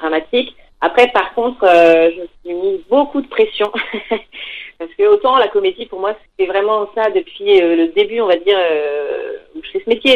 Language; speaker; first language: French; native; French